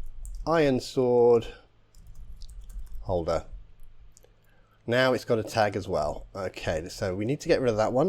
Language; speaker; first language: English; native; English